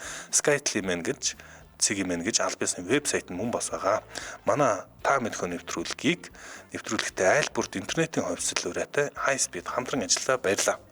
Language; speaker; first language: Mongolian; native; Mongolian